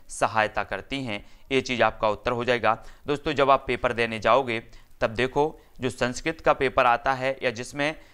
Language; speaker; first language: Hindi; native; Hindi